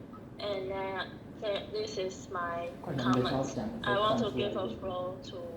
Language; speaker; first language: English; non-native, learner; Chinese